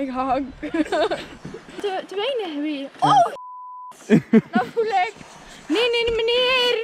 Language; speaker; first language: Dutch; native; Dutch